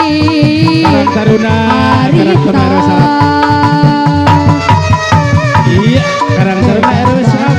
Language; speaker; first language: Indonesian; non-native, local second language; Sundanese